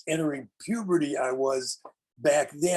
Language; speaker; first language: English; native; English